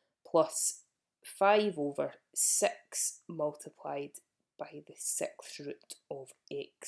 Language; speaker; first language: English; native; English